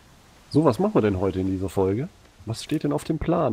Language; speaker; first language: German; native; German